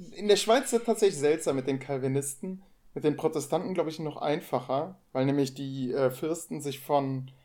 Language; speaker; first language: German; non-native, fluent; Polish